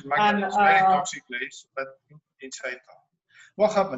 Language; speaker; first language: English; non-native, learner; Spanish